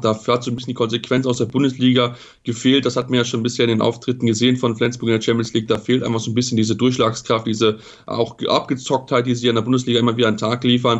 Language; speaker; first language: German; native; German